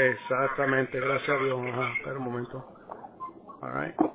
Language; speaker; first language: Spanish; early bilingual, heritage; Spanish